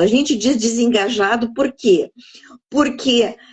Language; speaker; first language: Portuguese; native; Portuguese